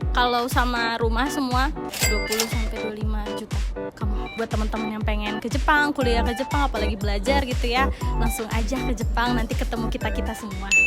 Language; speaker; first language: Indonesian; native; Indonesian